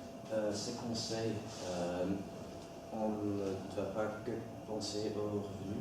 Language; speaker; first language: French; non-native, learner; Dutch